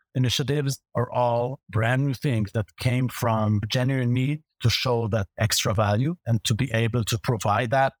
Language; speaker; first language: English; non-native, fluent; Hebrew